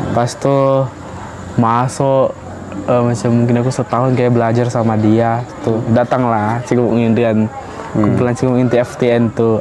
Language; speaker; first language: Malay; early bilingual, other home language; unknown